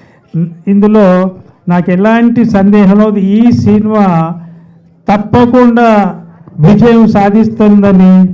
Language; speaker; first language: Telugu; native; Telugu